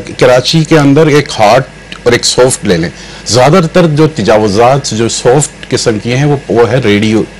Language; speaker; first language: Urdu; native; Urdu